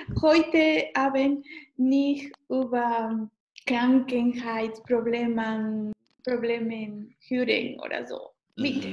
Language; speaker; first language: German; non-native, learner; Spanish